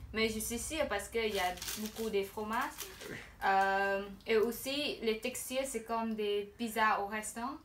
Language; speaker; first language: French; non-native, fluent; Khmer